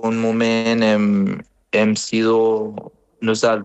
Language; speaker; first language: Catalan; non-native, fluent; Arabic